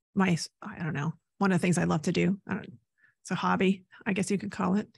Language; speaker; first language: English; native; English